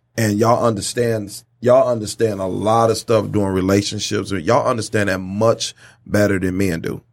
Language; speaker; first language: English; native; English